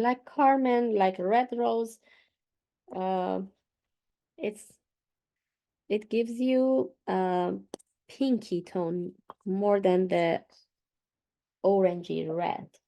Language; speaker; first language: English; non-native, fluent; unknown